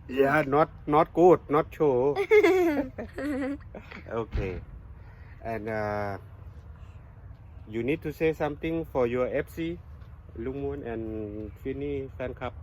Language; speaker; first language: English; non-native, learner; Thai